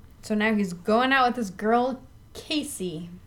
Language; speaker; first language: English; native; English